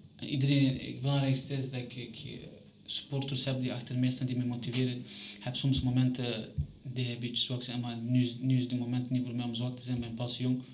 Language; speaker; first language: Dutch; non-native, fluent; Chechen